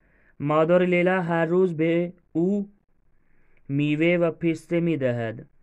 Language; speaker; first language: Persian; non-native, fluent; Urdu